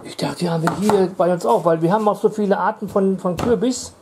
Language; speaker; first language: German; native; German